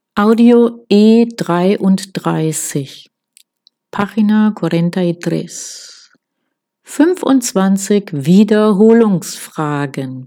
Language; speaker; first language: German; non-native, fluent; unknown